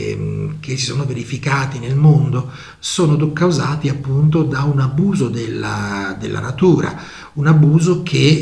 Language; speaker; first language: Italian; native; Italian